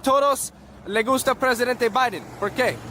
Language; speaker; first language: Spanish; non-native, learner; English